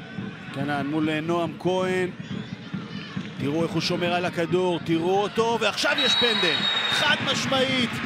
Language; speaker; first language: Hebrew; native; Hebrew